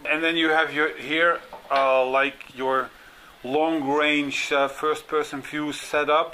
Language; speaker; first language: English; non-native, fluent; Dutch